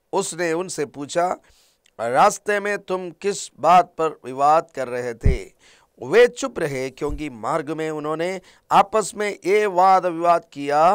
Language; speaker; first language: Hindi; non-native, local second language; Malayalam